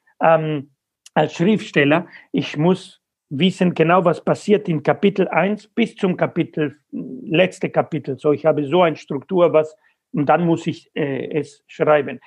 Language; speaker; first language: German; non-native, fluent; Spanish